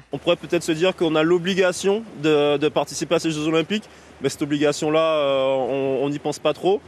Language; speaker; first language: French; native; French